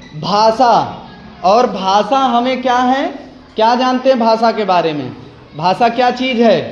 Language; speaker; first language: Hindi; native; Hindi